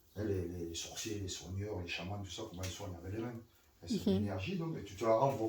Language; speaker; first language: French; native; French